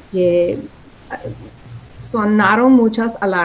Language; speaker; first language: Spanish; early bilingual, other home language; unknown